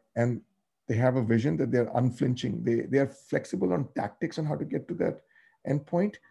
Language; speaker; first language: English; non-native, local second language; Tamil